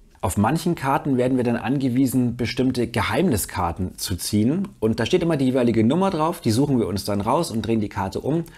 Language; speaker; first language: German; native; German